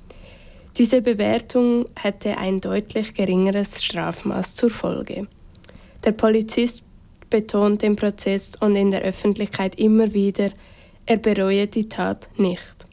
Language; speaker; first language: German; native; German